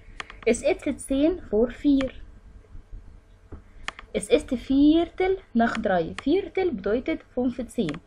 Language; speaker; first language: German; non-native, fluent; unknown